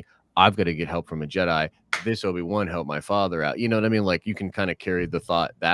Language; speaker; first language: English; native; English